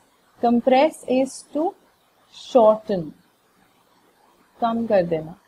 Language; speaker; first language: English; non-native, local second language; Hindi